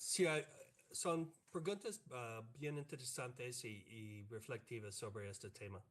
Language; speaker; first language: Spanish; non-native, fluent; English